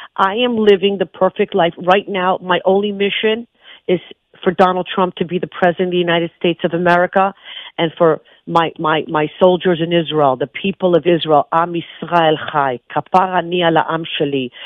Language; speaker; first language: English; native; English